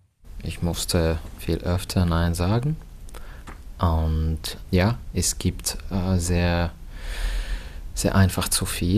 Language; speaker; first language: German; non-native, fluent; Finnish